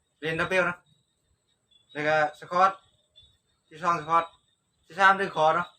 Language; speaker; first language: Thai; non-native, local second language; Northeastern Thai